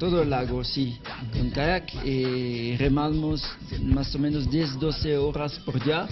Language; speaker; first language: Spanish; non-native, learner; French